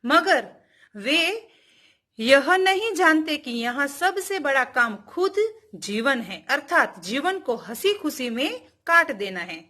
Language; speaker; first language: Hindi; non-native, local second language; Gujarati